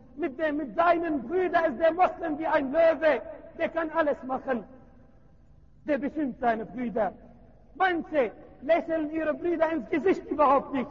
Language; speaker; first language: German; non-native, learner; Arabic